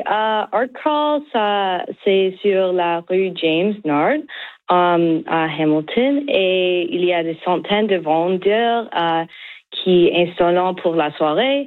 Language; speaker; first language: French; non-native, learner; English